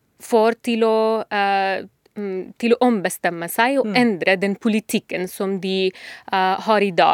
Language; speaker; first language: Norwegian; non-native, fluent; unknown